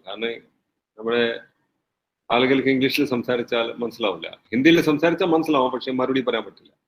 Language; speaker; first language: Malayalam; non-native, fluent; Hindi